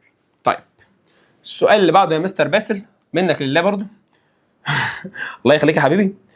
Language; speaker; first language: Arabic; native; Arabic